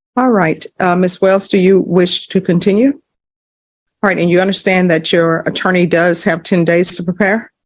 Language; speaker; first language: English; native; English